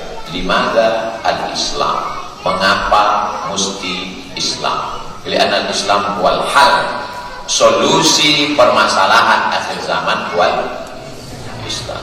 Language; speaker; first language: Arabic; non-native, fluent; Indonesian